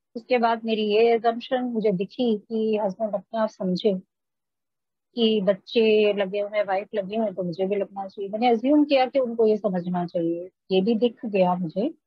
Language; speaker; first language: Hindi; native; Hindi